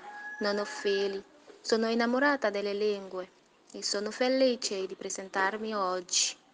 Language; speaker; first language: Italian; non-native, learner; Haitian Creole